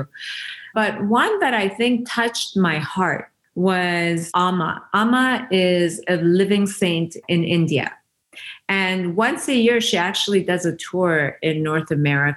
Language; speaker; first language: English; non-native, fluent; Persian